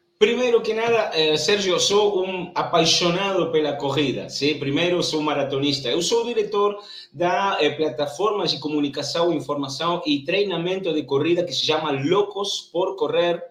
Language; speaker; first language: Portuguese; non-native, learner; Spanish